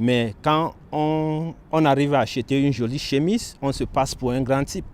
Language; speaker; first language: French; non-native, local second language; Wolof